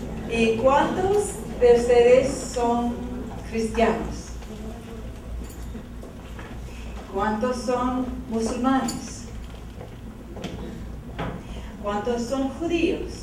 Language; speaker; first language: Spanish; non-native, learner; English